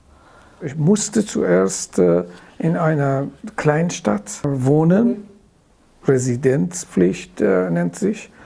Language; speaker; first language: German; non-native, fluent; Persian